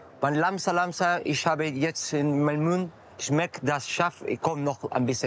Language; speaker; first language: German; non-native, learner; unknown